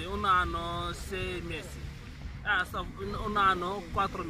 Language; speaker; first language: Italian; non-native, learner; Wolof